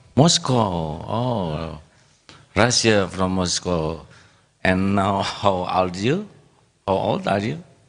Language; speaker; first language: English; non-native, learner; Indonesian